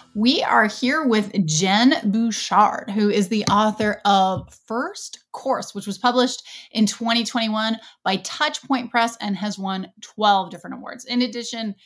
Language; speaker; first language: English; native; English